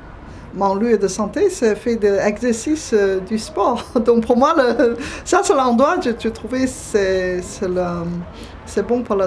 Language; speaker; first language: French; non-native, learner; Chinese